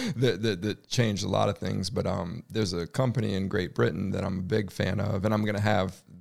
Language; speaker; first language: English; native; English